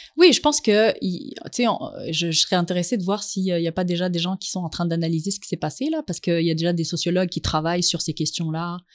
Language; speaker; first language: French; early bilingual, other home language; Arabic